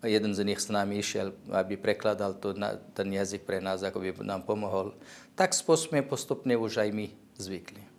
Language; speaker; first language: Slovak; non-native, fluent; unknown